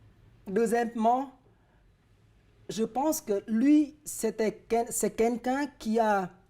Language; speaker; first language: French; non-native, fluent; Vietnamese